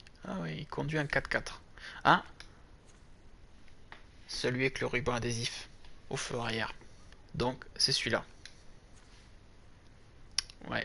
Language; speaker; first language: French; native; French